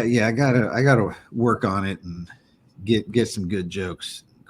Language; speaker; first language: English; native; English